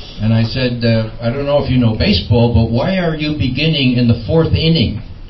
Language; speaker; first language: English; native; English